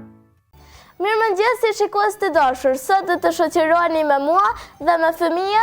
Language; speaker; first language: Albanian; native; Albanian